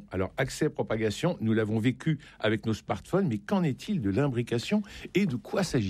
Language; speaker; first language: French; native; French